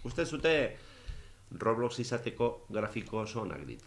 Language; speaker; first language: Basque; native; Basque